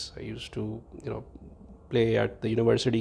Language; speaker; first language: English; non-native, local second language; Hindi